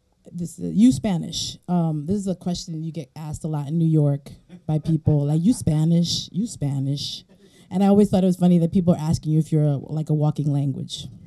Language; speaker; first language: English; early bilingual, other home language; Spanish